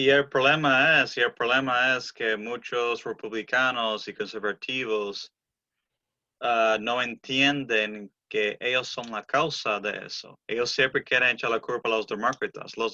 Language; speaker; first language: Spanish; early bilingual, heritage; Spanish